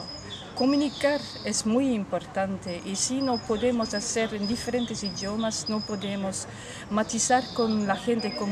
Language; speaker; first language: Spanish; non-native, learner; Dutch